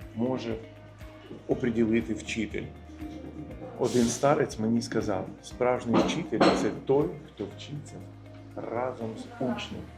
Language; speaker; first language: Ukrainian; non-native, local second language; Russian